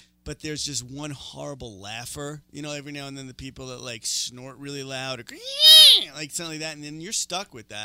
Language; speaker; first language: English; native; English